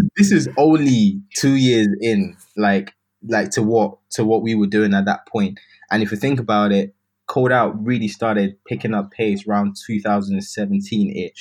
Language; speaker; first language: English; native; English